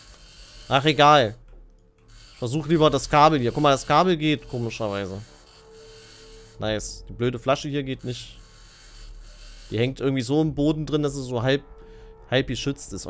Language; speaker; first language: German; native; German